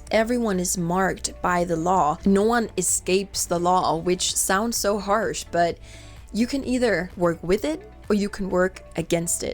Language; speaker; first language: English; non-native, fluent; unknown